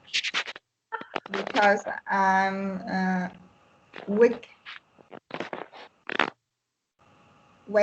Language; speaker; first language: English; non-native, learner; Vietnamese